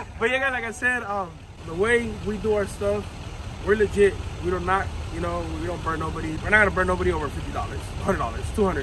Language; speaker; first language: English; early bilingual, other home language; Spanish